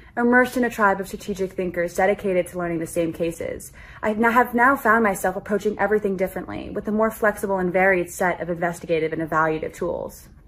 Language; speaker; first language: English; native; English